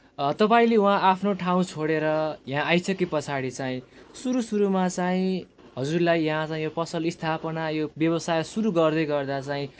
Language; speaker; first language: Nepali; native; Nepali